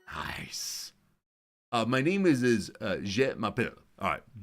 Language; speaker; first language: French; non-native, learner; English